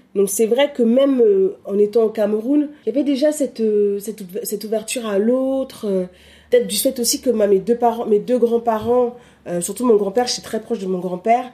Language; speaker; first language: French; early bilingual, other home language; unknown